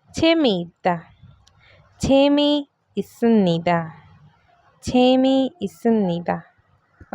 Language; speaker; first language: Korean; non-native, fluent; Hindi